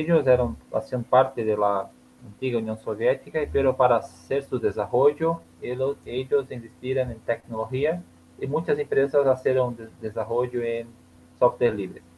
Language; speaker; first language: Spanish; non-native, learner; Portuguese